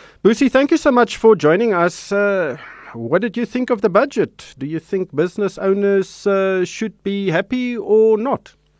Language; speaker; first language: English; non-native, local second language; Afrikaans